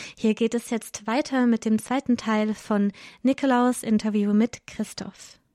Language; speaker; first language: German; native; German